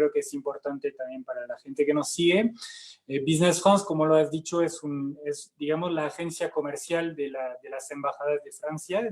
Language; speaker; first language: Spanish; non-native, fluent; French